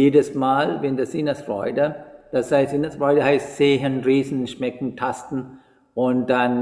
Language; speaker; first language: German; non-native, fluent; Sinhala